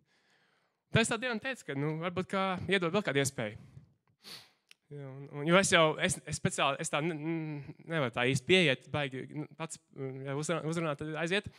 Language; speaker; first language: Latvian; native; Latvian